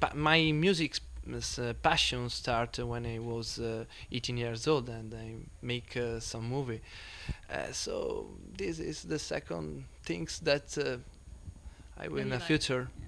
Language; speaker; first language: English; non-native, learner; Italian